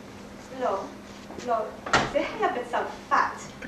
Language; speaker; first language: Hebrew; non-native, learner; English